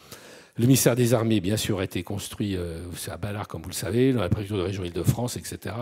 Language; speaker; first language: French; native; French